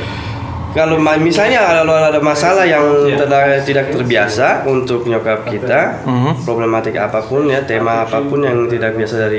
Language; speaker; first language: Indonesian; early bilingual, heritage; Indonesian